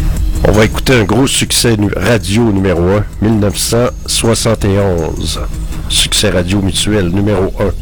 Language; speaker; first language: French; native; French